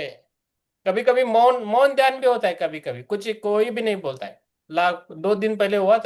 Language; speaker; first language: Hindi; native; Hindi